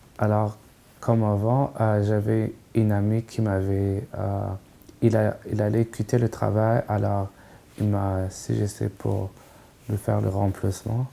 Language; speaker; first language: French; non-native, local second language; Kinyarwanda